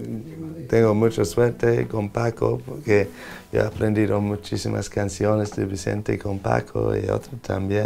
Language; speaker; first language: Spanish; non-native, learner; English